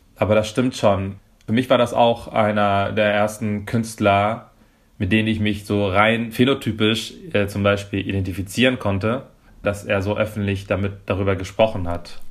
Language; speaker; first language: German; early bilingual, other home language; Persian